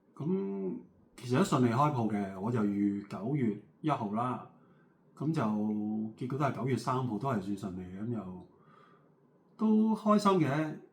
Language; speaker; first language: Cantonese; native; Cantonese